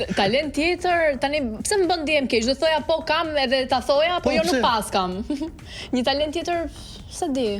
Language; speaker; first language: Albanian; native; Albanian